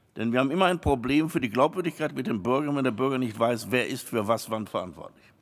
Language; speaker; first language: German; native; German